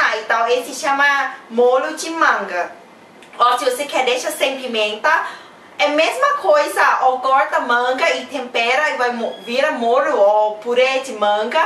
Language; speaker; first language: Portuguese; non-native, fluent; Thai